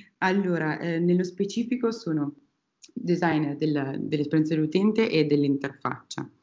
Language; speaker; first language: Italian; native; Italian